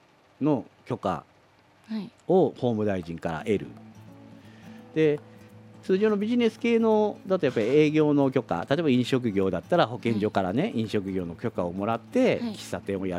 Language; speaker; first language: Japanese; native; Japanese